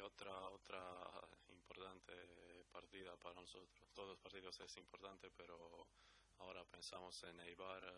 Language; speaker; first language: Spanish; non-native, learner; Croatian